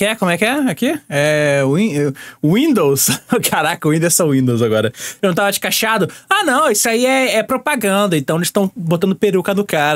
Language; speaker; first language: Portuguese; native; Portuguese